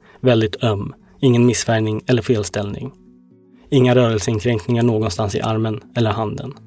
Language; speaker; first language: Swedish; native; Swedish